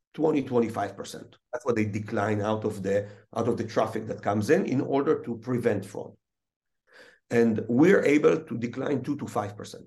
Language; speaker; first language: English; early bilingual, other home language; Hebrew